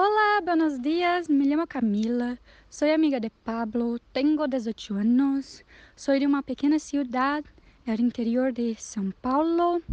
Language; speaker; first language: Spanish; non-native, learner; Portuguese